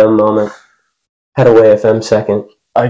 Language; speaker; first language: English; native; English